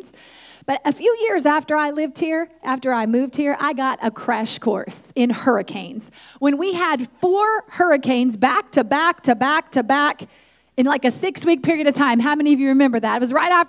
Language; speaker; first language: English; native; English